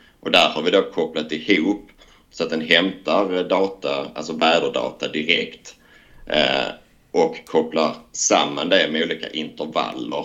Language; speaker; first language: Swedish; native; Swedish